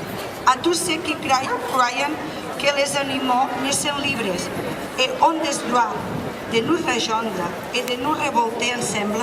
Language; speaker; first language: French; non-native, learner; Spanish